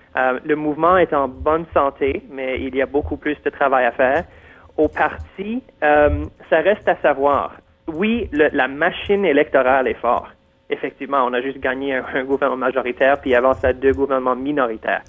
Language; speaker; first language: French; non-native, local second language; English